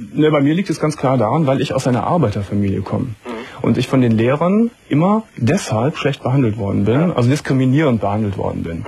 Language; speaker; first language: German; native; German